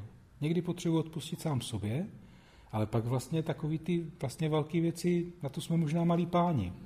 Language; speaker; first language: Czech; native; Czech